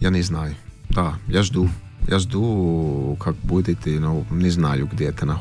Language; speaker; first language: Russian; non-native, fluent; Finnish